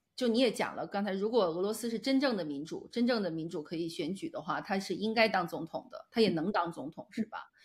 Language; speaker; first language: Chinese; native; Chinese